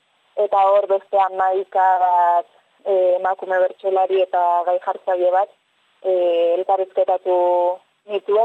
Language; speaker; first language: Basque; native; Basque